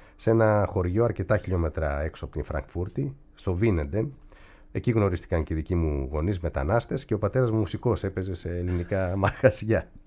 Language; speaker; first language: Greek; native; Greek